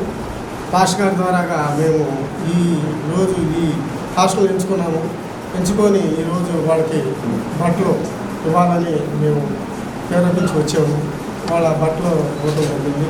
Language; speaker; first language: Telugu; native; Telugu